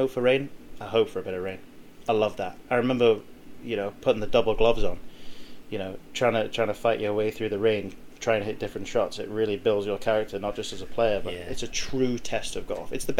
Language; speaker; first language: English; native; English